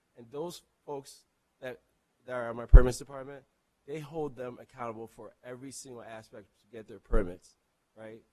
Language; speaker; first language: English; non-native, local second language; Akan